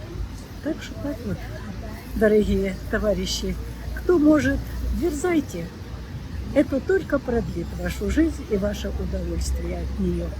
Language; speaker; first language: Russian; native; Russian